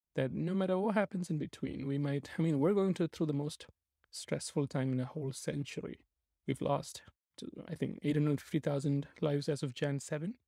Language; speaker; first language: English; non-native, local second language; Malayalam